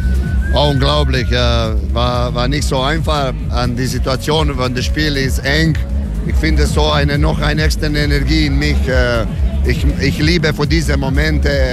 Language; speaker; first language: German; non-native, learner; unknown